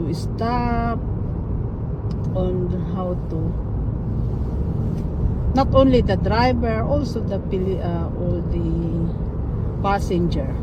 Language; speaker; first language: English; non-native, local second language; Waray